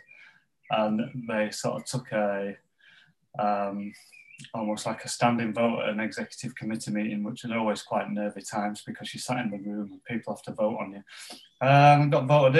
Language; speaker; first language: English; native; English